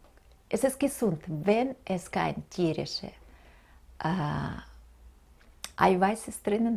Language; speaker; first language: German; non-native, fluent; Russian